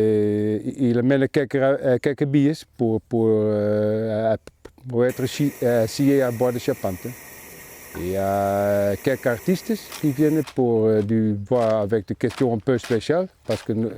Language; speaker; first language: French; non-native, fluent; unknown